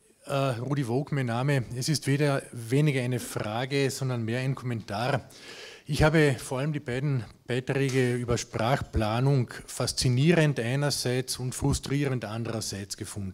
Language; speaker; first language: German; non-native, local second language; Slovenian